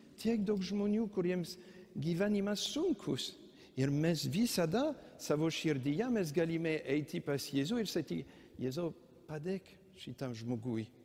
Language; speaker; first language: Lithuanian; non-native, fluent; French